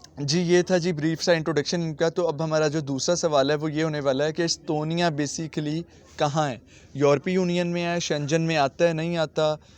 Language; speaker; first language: Urdu; native; Urdu